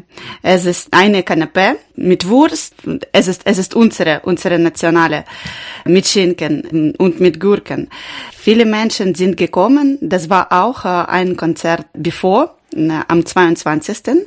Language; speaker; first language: German; non-native, learner; Ukrainian